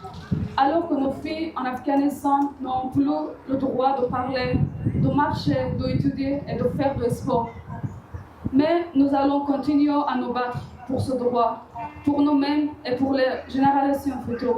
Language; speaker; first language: French; non-native, learner; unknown